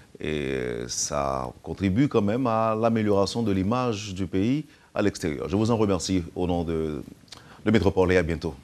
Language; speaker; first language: French; non-native, local second language; Haitian Creole